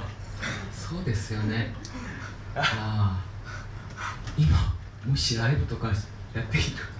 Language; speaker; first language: Japanese; non-native, learner; Korean